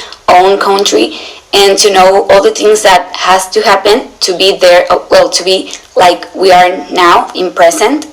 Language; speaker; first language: English; non-native, learner; Spanish